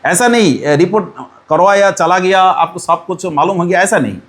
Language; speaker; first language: Hindi; non-native, local second language; Bangla